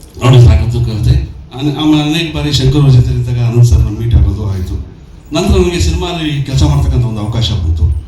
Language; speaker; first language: Kannada; native; Kannada